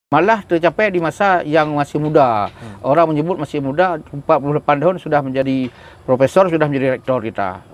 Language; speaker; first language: Malay; non-native, local second language; Achinese